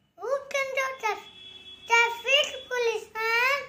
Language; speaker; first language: English; non-native, learner; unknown